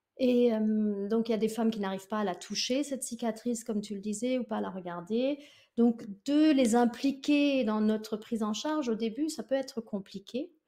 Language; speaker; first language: French; non-native, fluent; German